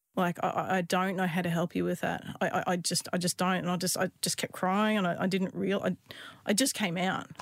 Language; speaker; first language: English; native; English